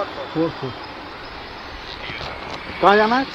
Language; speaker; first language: Hindi; non-native, local second language; Bangla